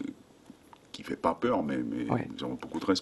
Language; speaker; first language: French; non-native, fluent; Finnish